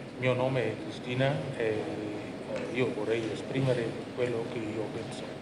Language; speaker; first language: Italian; non-native, learner; Indonesian